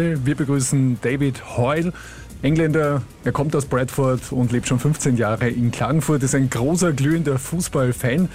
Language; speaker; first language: German; native; German